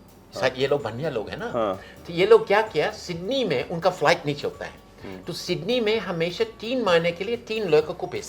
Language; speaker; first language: Hindi; non-native, fluent; English